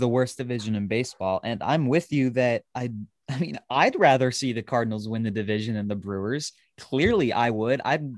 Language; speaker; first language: English; native; English